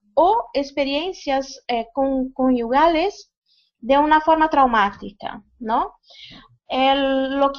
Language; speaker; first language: Spanish; non-native, fluent; Portuguese